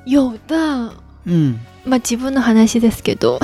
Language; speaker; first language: Japanese; non-native, fluent; Chinese